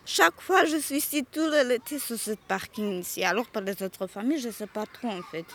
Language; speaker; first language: French; non-native, learner; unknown